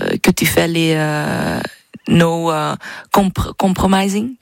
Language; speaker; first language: French; non-native, fluent; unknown